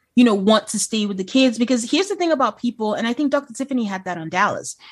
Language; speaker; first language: English; non-native, local second language; Yoruba